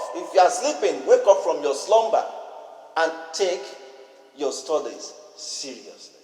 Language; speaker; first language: English; non-native, local second language; Yoruba